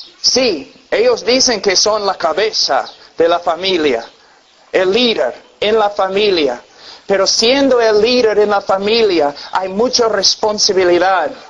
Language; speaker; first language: Spanish; non-native, fluent; English